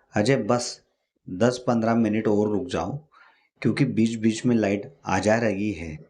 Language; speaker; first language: Hindi; non-native, local second language; Marathi